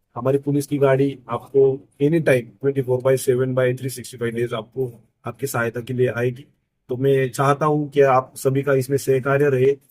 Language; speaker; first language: Hindi; non-native, local second language; Marathi